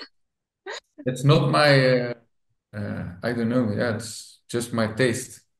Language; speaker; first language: English; non-native, fluent; Dutch